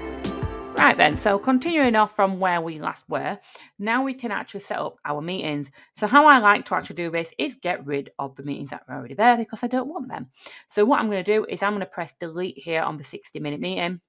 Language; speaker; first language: English; native; English